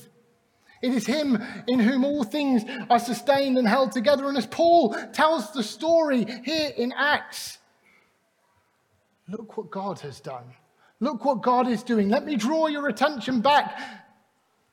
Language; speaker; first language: English; native; English